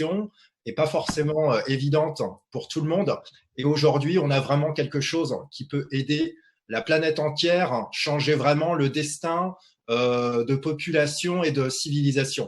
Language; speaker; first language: French; native; French